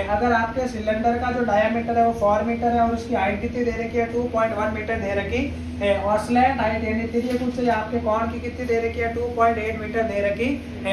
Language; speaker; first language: Hindi; native; Hindi